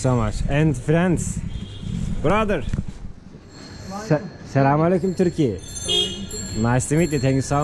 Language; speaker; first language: English; non-native, learner; Turkish